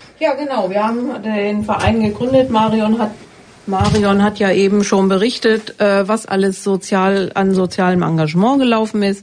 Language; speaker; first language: German; native; German